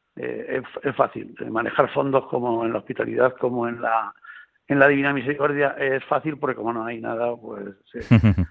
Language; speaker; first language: Spanish; native; Spanish